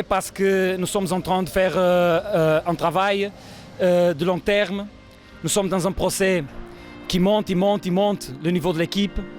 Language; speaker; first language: French; non-native, fluent; Portuguese